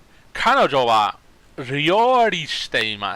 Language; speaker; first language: Japanese; non-native, learner; English